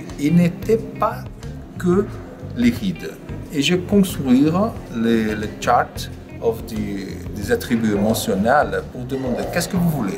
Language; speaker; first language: French; non-native, fluent; Portuguese